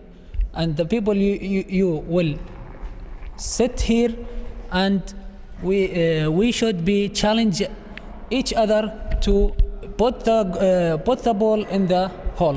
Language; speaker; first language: English; non-native, learner; Arabic